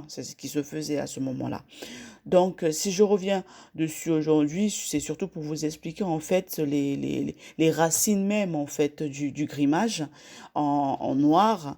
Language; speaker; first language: French; native; French